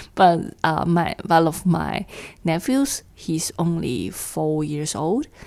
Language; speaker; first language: English; non-native, fluent; Chinese